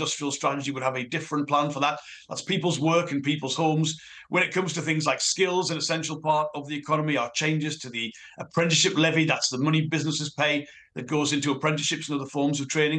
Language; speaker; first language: English; native; English